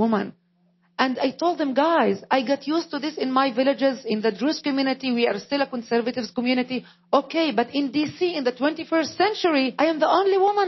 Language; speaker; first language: English; non-native, fluent; Arabic